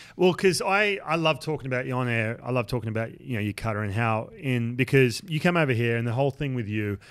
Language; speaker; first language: English; native; English